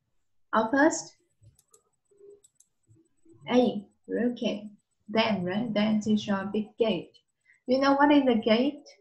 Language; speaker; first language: English; non-native, learner; Vietnamese